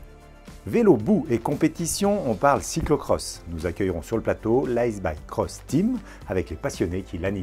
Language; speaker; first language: French; native; French